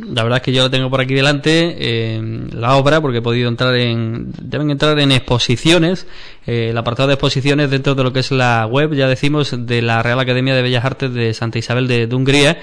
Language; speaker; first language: Spanish; native; Spanish